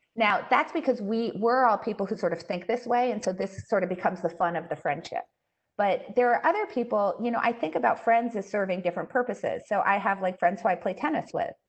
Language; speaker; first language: English; native; English